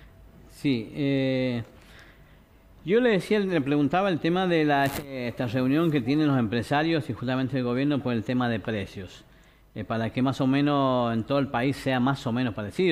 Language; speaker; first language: Spanish; native; Spanish